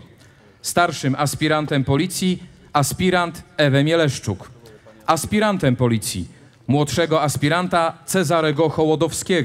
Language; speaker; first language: Polish; native; Polish